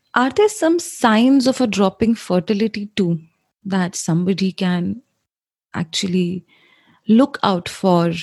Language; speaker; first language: English; non-native, local second language; Hindi